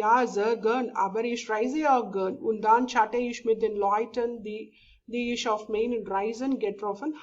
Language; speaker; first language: German; non-native, learner; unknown